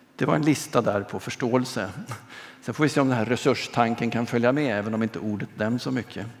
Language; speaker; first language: Swedish; native; Swedish